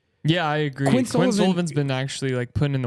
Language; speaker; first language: English; native; English